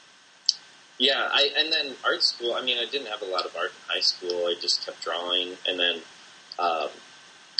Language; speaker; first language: English; native; English